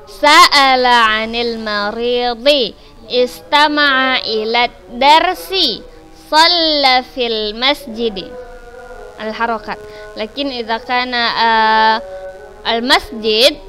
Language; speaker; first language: Arabic; non-native, fluent; Indonesian